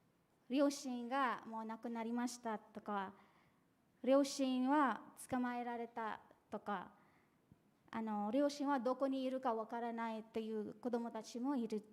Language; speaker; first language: Japanese; non-native, fluent; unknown